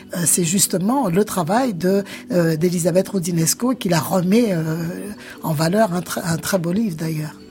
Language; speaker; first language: French; native; French